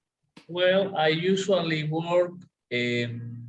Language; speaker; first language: English; non-native, learner; Spanish